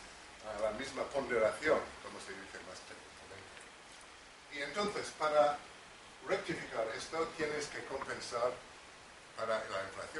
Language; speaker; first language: Spanish; non-native, fluent; English